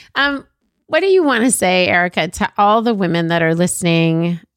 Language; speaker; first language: English; early bilingual, other home language; Arabic